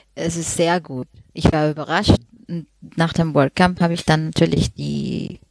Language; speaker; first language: German; non-native, fluent; Spanish